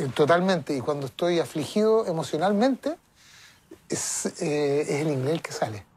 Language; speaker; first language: Spanish; early bilingual, heritage; Spanish